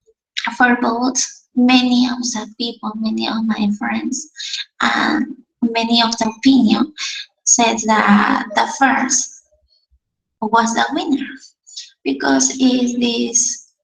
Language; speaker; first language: English; non-native, learner; Spanish